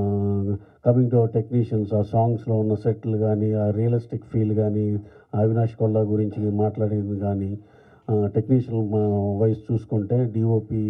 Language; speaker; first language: Telugu; native; Telugu